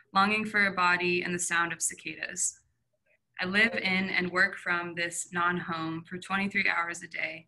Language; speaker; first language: English; native; English